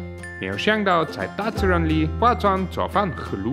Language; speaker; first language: Chinese; native; Chinese